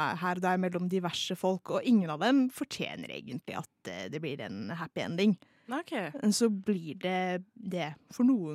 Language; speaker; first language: Norwegian; native; Norwegian